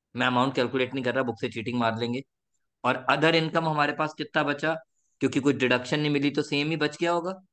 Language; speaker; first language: Hindi; native; Hindi